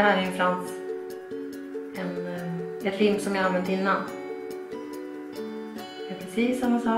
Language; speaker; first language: Swedish; native; Swedish